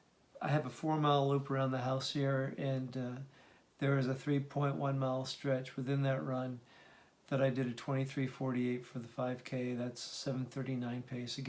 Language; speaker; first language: English; native; English